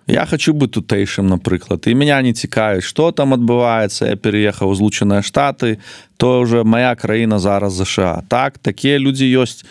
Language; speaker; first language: Belarusian; non-native, local second language; Russian